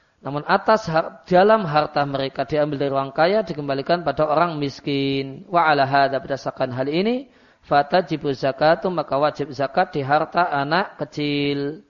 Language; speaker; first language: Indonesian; non-native, local second language; Javanese